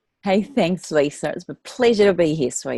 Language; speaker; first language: English; native; English